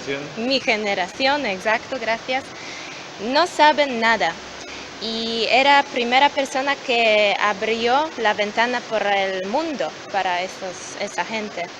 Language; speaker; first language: Spanish; non-native, learner; Polish